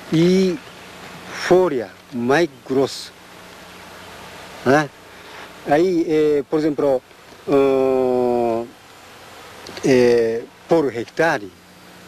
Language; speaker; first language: Portuguese; non-native, learner; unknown